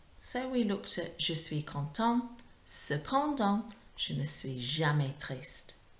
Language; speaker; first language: French; non-native, fluent; English